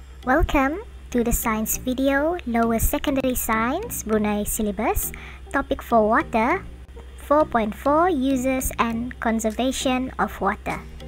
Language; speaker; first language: English; non-native, local second language; Malay